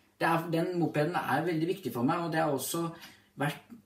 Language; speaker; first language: Norwegian; native; Norwegian